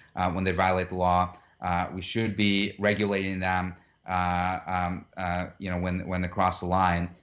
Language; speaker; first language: English; non-native, fluent; Russian